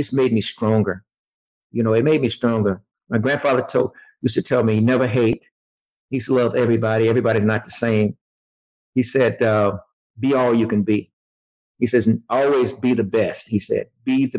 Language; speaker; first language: English; native; English